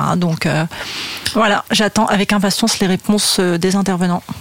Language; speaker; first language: French; native; French